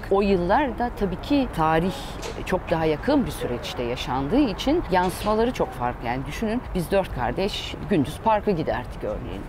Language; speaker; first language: Turkish; early bilingual, heritage; Turkish